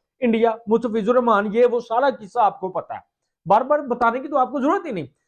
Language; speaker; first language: Urdu; non-native, local second language; Punjabi